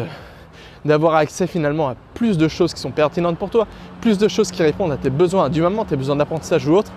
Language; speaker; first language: French; native; French